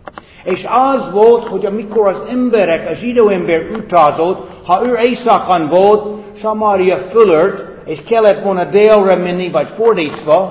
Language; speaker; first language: Hungarian; non-native, fluent; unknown